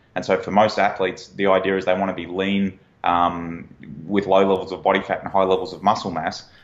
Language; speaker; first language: English; native; English